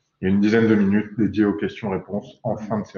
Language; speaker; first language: French; native; French